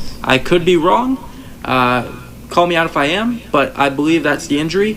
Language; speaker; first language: English; native; English